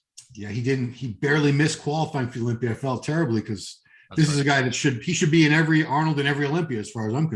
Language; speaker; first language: English; native; English